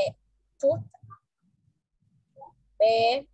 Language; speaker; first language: English; non-native, learner; Vietnamese